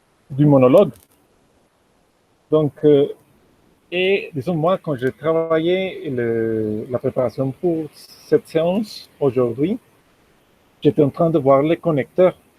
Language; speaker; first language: French; non-native, fluent; Spanish